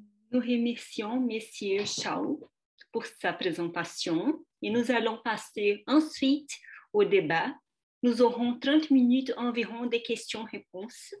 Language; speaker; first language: French; non-native, fluent; Portuguese